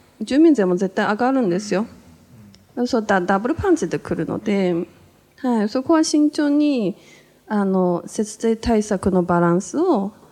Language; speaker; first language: Japanese; native; Japanese